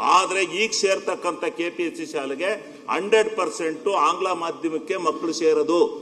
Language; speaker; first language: Kannada; native; Kannada